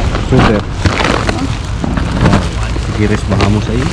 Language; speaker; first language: Spanish; non-native, learner; Filipino